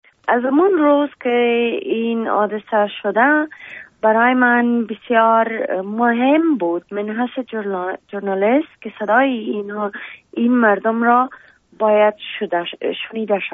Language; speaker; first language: Persian; non-native, local second language; Pashto